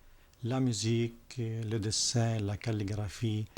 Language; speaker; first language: French; non-native, fluent; Arabic